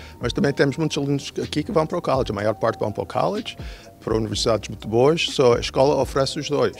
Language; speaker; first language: Portuguese; early bilingual, heritage; Portuguese